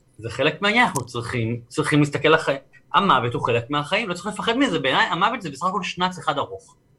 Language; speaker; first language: Hebrew; native; Hebrew